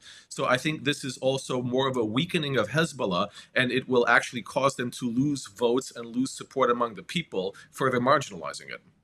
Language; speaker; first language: English; native; English